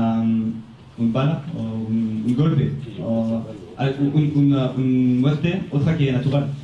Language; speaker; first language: Spanish; non-native, fluent; French